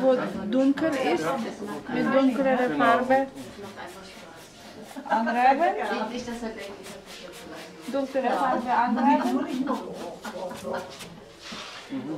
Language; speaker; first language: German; non-native, learner; Russian